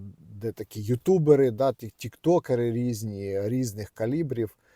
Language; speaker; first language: Ukrainian; non-native, local second language; Russian